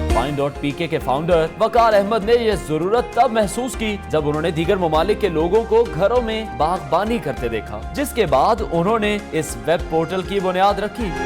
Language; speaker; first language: Urdu; native; Urdu